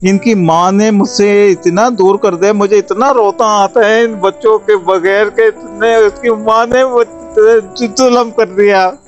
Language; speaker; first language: Urdu; non-native, local second language; Punjabi